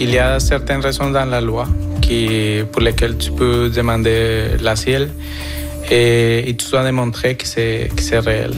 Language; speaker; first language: French; non-native, fluent; Spanish